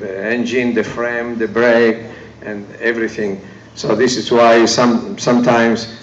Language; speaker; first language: English; non-native, learner; Italian